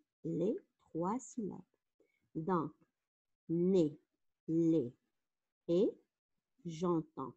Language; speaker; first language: French; non-native, local second language; Arabic